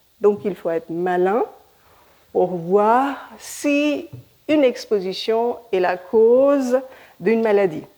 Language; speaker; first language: French; non-native, fluent; Hindi